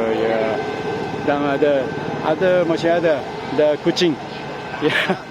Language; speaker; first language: Malay; non-native, learner; Japanese